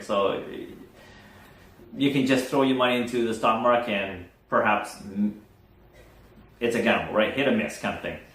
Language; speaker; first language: English; non-native, fluent; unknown